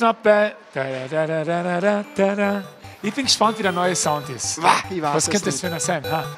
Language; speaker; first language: German; native; German